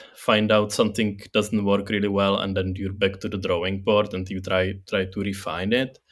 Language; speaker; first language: English; non-native, fluent; Czech